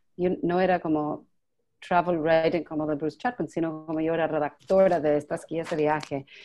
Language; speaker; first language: Spanish; non-native, fluent; English